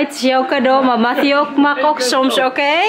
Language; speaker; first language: Dutch; non-native, learner; Filipino